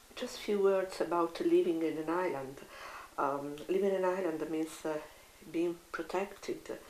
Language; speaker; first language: English; non-native, fluent; Italian